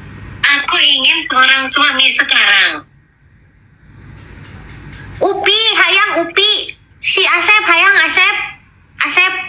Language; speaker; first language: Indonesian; non-native, local second language; Sundanese